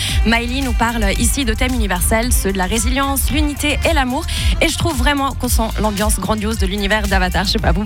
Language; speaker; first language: French; native; French